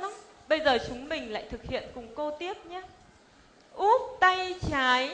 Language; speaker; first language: Vietnamese; native; Vietnamese